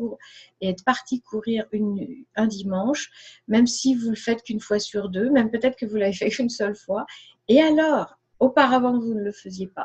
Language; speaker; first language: French; native; French